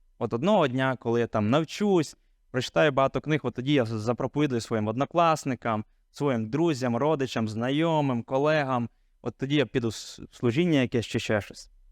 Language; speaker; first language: Ukrainian; non-native, local second language; Hungarian